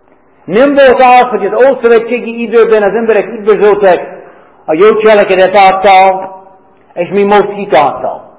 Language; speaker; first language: Hungarian; non-native, fluent; English